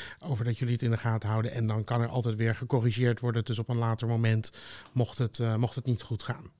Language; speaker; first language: Dutch; native; Dutch